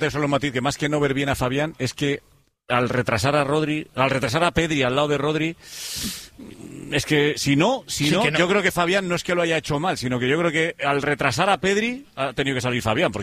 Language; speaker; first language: Spanish; native; Spanish